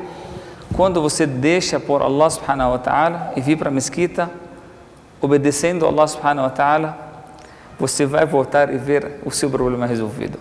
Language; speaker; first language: Portuguese; non-native, fluent; Arabic